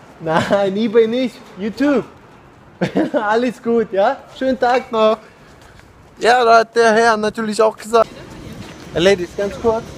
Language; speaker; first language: German; non-native, fluent; Russian